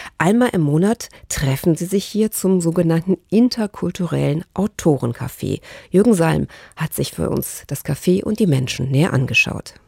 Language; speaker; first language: German; native; German